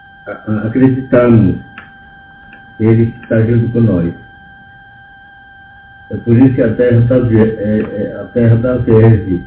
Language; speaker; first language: Portuguese; non-native, local second language; Yanomámi